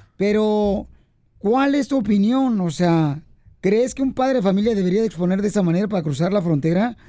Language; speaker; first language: Spanish; native; Spanish